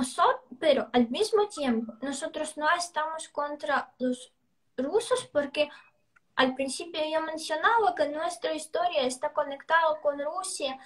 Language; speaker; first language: Spanish; non-native, fluent; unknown